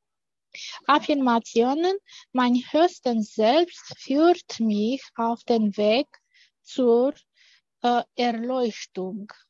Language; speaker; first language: German; non-native, fluent; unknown